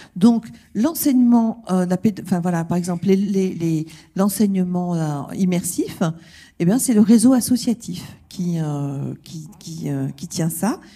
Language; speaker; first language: French; native; French